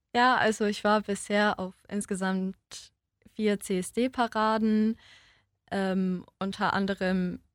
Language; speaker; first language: German; early bilingual, other home language; Polish